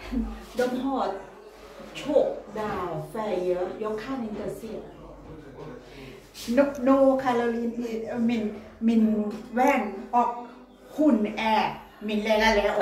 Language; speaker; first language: Swedish; non-native, learner; Thai